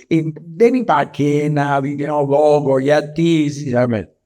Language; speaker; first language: Greek; non-native, learner; Italian